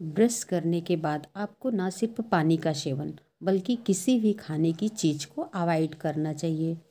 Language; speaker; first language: Hindi; native; Hindi